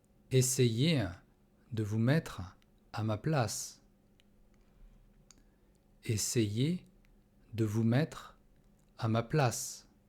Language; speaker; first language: French; non-native, fluent; Russian